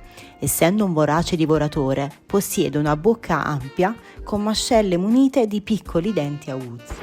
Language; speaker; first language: Italian; native; Italian